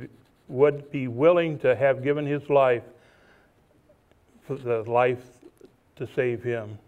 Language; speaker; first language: English; native; English